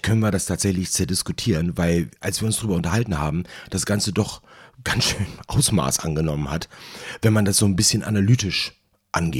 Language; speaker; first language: German; native; German